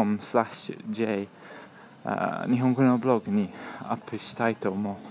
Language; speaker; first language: Japanese; non-native, learner; English